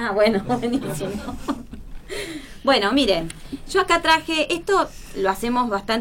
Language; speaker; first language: Spanish; native; Spanish